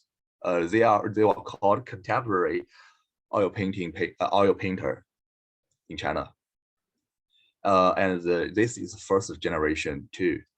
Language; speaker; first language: English; non-native, learner; Chinese